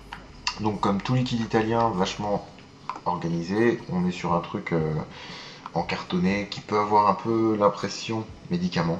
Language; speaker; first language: French; native; French